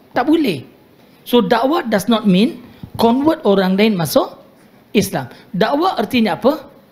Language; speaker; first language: Malay; non-native, local second language; Tamil